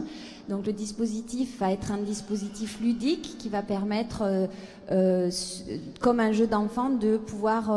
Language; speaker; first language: French; native; French